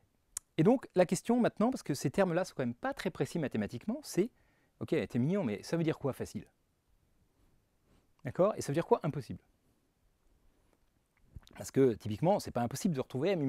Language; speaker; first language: French; native; French